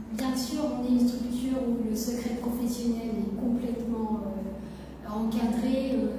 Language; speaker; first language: French; native; French